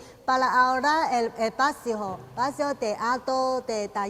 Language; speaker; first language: Spanish; non-native, learner; Chinese